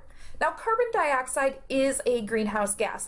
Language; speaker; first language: English; native; English